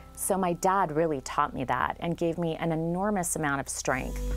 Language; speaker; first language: English; native; English